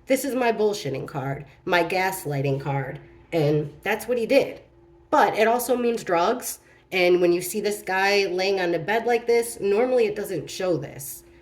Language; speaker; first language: English; native; English